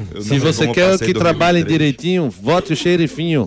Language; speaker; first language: Portuguese; native; Portuguese